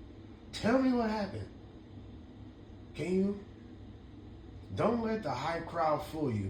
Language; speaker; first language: English; native; English